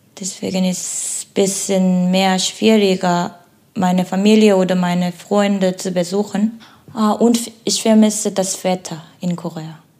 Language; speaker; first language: German; non-native, learner; Korean